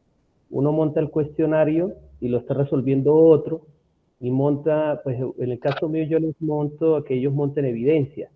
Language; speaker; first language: Spanish; native; Spanish